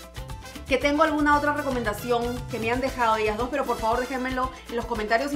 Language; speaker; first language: Spanish; native; Spanish